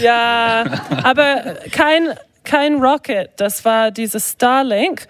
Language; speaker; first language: German; non-native, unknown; English